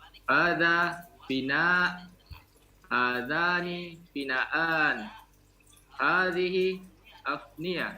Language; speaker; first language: Arabic; non-native, learner; Indonesian